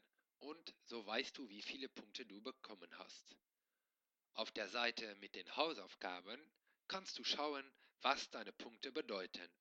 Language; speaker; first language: German; non-native, local second language; Luxembourgish